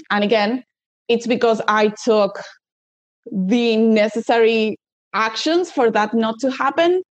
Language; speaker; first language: English; non-native, fluent; Spanish